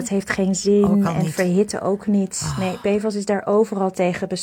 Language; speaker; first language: Dutch; native; Dutch